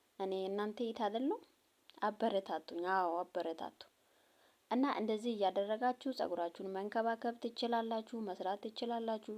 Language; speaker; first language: Amharic; non-native, local second language; Oromo